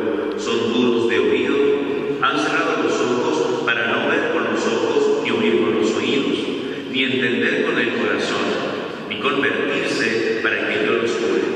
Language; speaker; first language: Spanish; native; Spanish